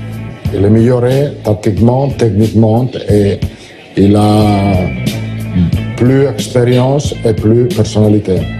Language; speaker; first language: French; non-native, learner; Italian